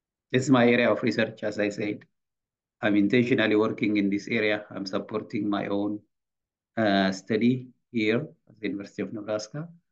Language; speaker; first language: English; non-native, fluent; Amharic